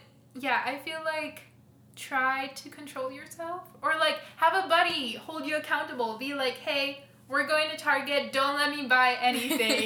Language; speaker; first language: English; early bilingual, other home language; Spanish